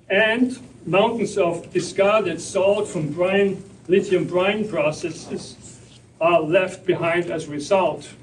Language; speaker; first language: English; non-native, fluent; German